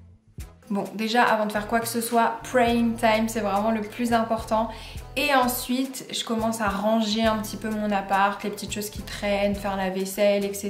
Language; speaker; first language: French; native; French